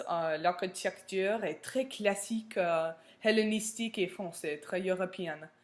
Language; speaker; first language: French; non-native, learner; English